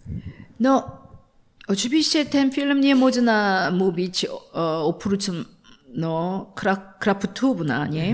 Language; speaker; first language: Polish; non-native, learner; Korean